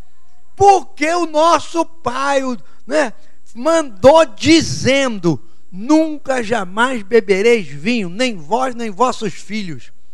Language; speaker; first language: Portuguese; native; Portuguese